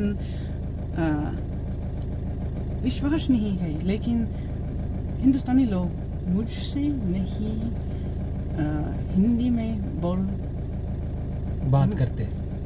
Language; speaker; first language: Hindi; non-native, learner; English